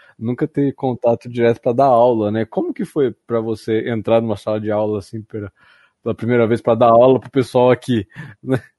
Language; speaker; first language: Portuguese; native; Portuguese